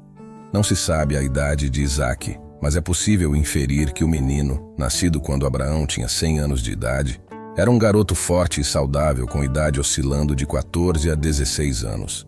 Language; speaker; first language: Portuguese; native; Portuguese